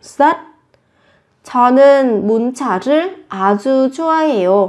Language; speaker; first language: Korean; non-native, fluent; Vietnamese